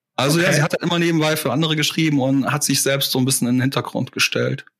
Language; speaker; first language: German; native; German